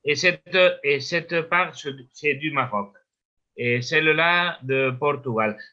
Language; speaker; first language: French; non-native, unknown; Spanish